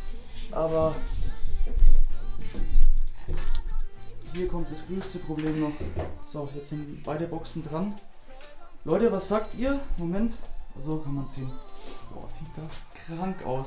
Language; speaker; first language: German; native; German